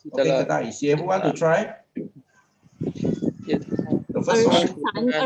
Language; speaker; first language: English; non-native, local second language; Chinese